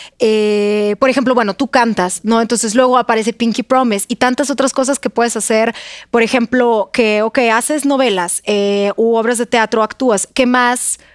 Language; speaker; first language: Spanish; non-native, fluent; Russian